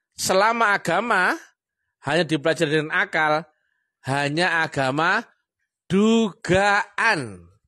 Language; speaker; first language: Indonesian; non-native, local second language; Javanese